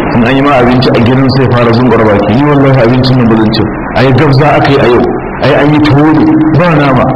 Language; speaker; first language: Hausa; native; Hausa